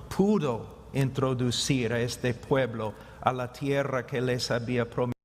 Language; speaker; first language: Spanish; non-native, fluent; English